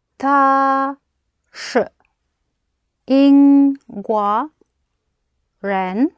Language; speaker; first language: Chinese; non-native, learner; English